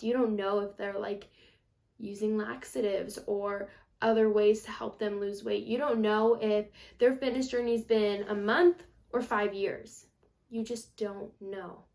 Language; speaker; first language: English; native; English